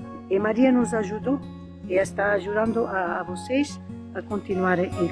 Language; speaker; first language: Portuguese; non-native, fluent; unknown